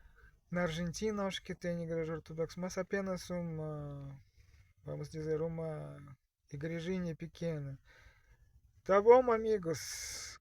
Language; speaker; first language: Portuguese; non-native, learner; Russian